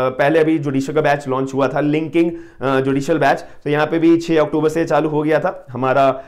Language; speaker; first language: Hindi; native; Hindi